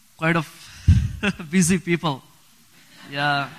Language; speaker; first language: English; non-native, fluent; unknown